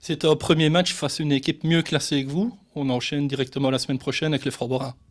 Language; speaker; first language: French; native; French